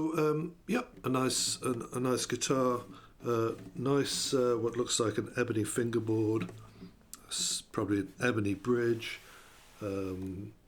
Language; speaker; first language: English; native; English